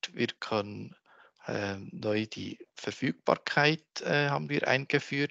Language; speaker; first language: German; native; German